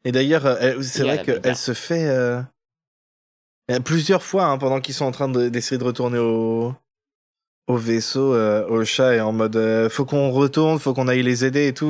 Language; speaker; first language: French; native; French